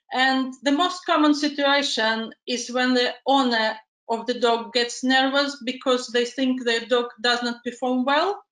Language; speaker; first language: English; non-native, fluent; Ukrainian